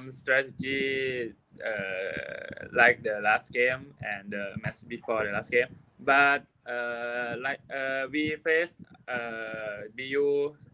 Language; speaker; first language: English; non-native, learner; Thai